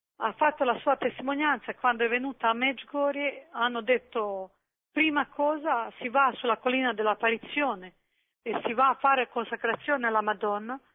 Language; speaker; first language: Italian; non-native, fluent; Croatian